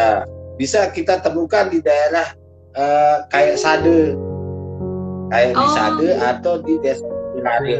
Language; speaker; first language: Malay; non-native, local second language; Sasak